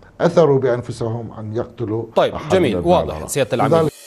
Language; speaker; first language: Arabic; native; Arabic